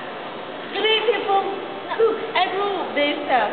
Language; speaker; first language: English; non-native, learner; Korean